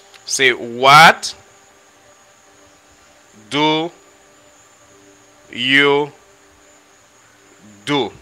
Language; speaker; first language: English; non-native, fluent; Haitian Creole